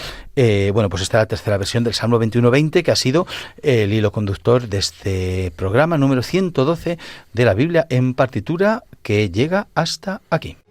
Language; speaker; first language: Spanish; native; Spanish